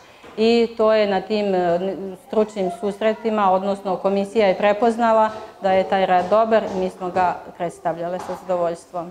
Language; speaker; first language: Serbian; native; Serbian